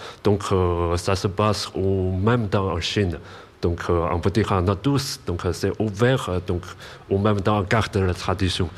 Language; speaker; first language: French; non-native, learner; Chinese